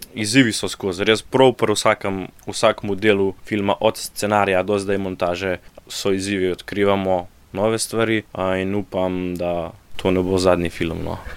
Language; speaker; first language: Slovenian; native; Slovenian